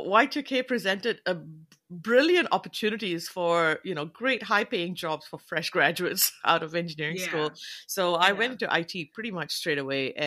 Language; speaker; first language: English; non-native, local second language; Tamil